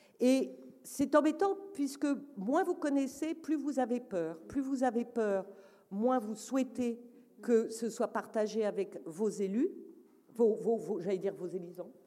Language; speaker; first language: French; native; French